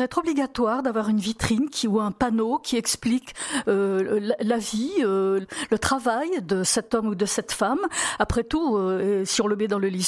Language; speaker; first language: French; native; French